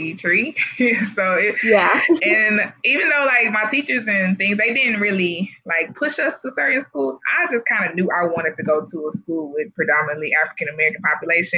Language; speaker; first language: English; native; English